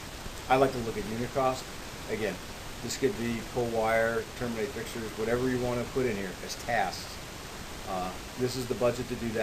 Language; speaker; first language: English; native; English